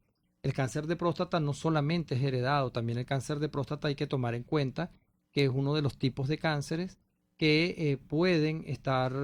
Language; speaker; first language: Spanish; native; Spanish